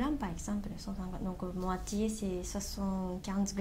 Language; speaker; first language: French; non-native, learner; Japanese